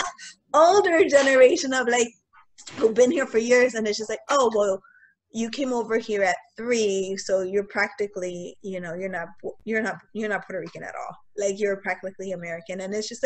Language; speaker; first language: English; early bilingual, other home language; Spanish